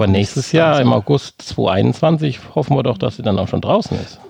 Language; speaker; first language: German; native; German